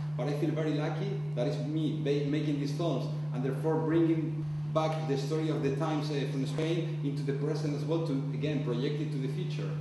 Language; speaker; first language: English; non-native, fluent; Spanish